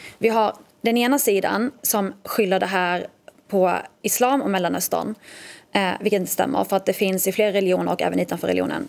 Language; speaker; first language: Swedish; early bilingual, other home language; Arabic